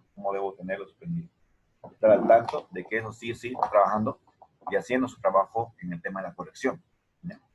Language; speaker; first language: Spanish; native; Spanish